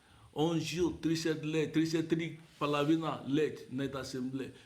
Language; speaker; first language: Russian; non-native, fluent; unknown